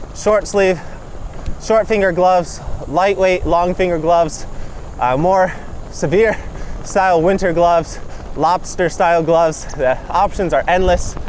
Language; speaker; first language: English; native; English